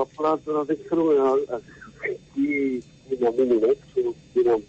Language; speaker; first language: Greek; non-native, learner; Slovak